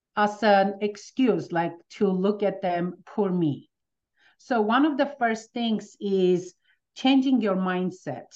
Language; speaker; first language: English; early bilingual, other home language; Armenian